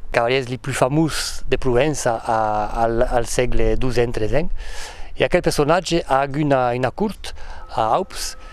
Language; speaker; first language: Occitan; non-native, local second language; French